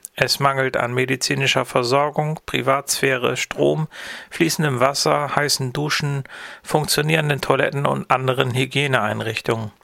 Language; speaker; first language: German; native; German